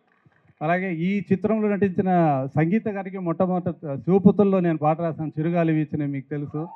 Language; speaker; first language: Telugu; native; Telugu